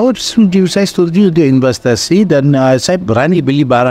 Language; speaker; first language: Indonesian; non-native, fluent; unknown